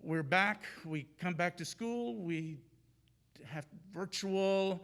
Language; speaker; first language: English; native; English